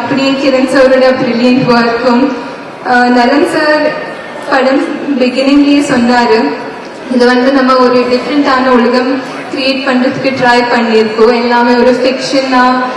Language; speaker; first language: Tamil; non-native, learner; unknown